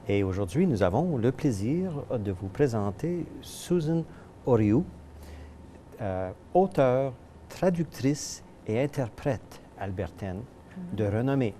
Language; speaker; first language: French; native; French